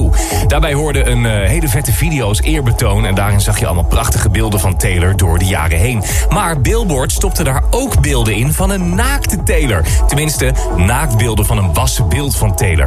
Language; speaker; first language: Dutch; native; Dutch